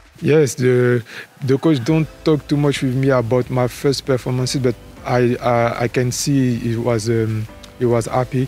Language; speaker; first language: English; non-native, learner; French